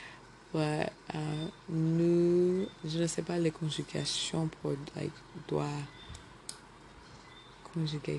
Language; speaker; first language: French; non-native, learner; English